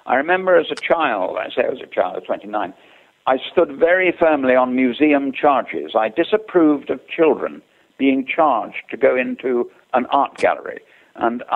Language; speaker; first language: English; native; English